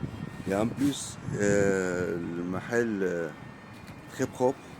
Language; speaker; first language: French; non-native, learner; Arabic